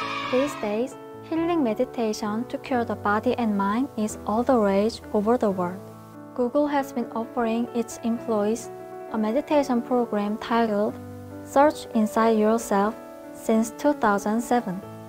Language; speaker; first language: English; non-native, fluent; Korean